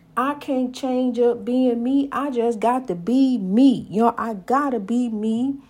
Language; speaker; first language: English; native; English